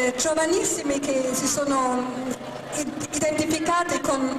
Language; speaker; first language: Italian; non-native, fluent; German